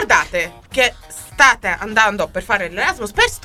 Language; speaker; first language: Italian; native; Italian